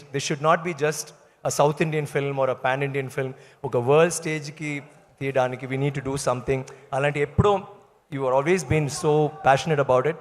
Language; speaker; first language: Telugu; non-native, learner; Tamil